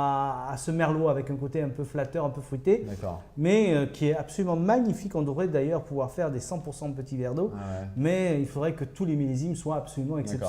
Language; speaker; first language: French; native; French